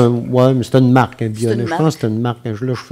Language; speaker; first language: French; native; French